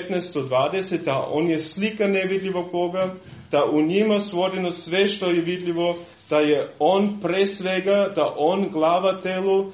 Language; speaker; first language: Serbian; non-native, fluent; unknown